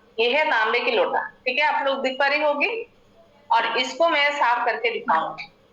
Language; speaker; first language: Hindi; non-native, local second language; Assamese